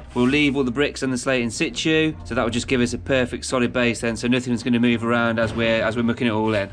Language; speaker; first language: English; native; English